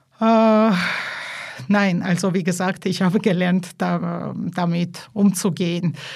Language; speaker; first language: German; non-native, fluent; Georgian